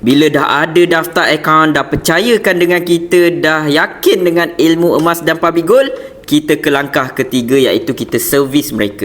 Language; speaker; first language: Malay; native; Malay